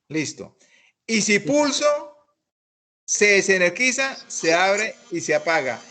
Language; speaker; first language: Spanish; native; Spanish